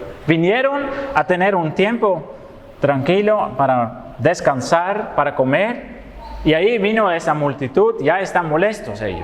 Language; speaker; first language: Spanish; non-native, fluent; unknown